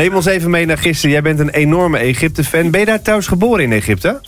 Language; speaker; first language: Dutch; native; Dutch